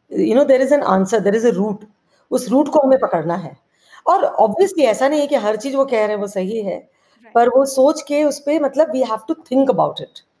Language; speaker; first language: Hindi; non-native, local second language; Marwari